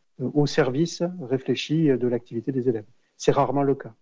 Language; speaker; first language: French; native; French